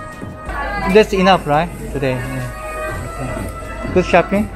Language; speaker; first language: English; non-native, learner; Korean